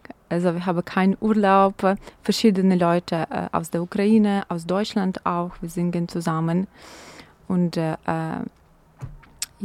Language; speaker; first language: German; non-native, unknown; Ukrainian